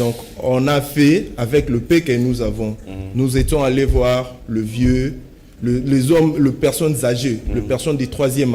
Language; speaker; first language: French; non-native, local second language; Lingala